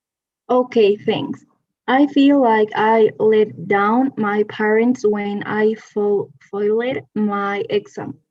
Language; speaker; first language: English; non-native, learner; Spanish